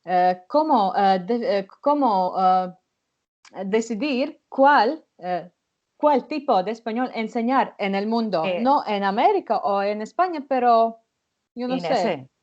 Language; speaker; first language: Spanish; non-native, fluent; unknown